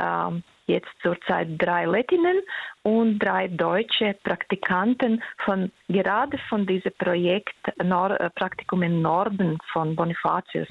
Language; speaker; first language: German; non-native, fluent; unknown